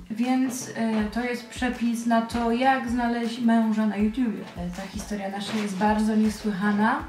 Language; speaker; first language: Polish; native; Polish